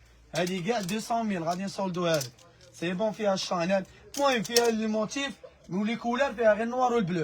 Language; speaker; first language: Arabic; native; Arabic